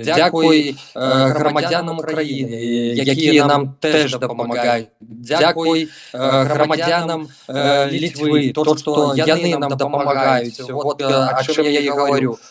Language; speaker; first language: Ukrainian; non-native, learner; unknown